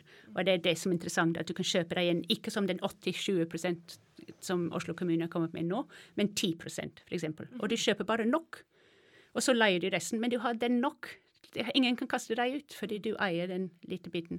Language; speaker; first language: Norwegian; non-native, fluent; English